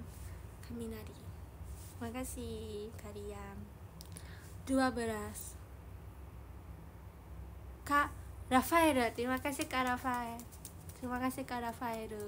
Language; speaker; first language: Indonesian; non-native, learner; Japanese